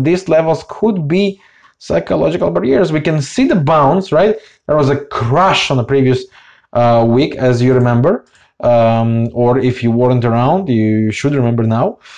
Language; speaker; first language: English; non-native, fluent; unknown